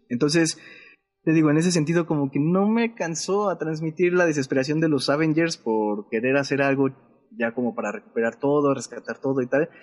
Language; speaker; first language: Spanish; native; Spanish